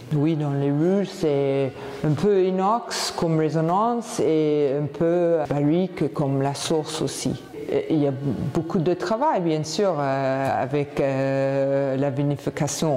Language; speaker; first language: French; non-native, fluent; English